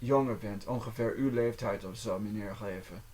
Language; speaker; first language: Dutch; non-native, learner; English